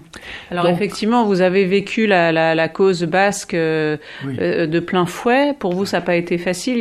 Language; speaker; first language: French; native; French